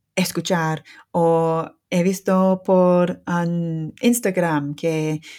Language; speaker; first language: Spanish; non-native, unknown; English